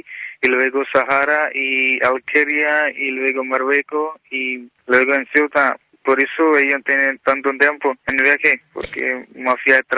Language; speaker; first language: Spanish; non-native, learner; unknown